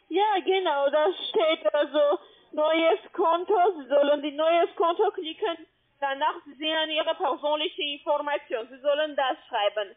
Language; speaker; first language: German; non-native, fluent; French